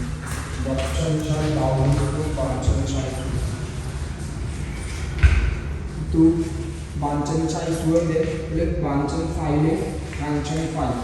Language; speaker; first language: Vietnamese; non-native, learner; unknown